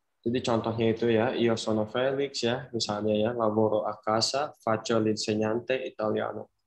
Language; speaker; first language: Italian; non-native, fluent; Indonesian